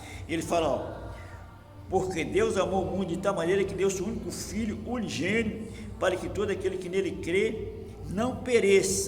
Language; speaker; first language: Portuguese; native; Portuguese